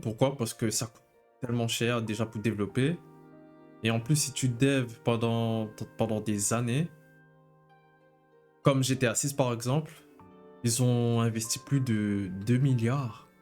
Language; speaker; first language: French; native; French